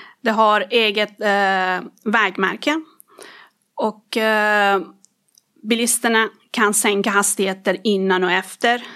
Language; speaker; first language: Swedish; non-native, fluent; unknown